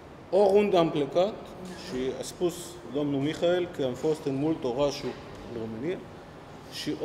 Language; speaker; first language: Romanian; early bilingual, heritage; Hebrew